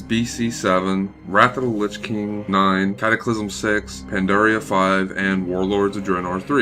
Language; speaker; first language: English; native; English